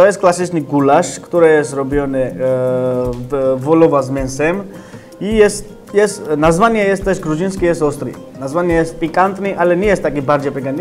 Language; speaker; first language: Polish; non-native, learner; Georgian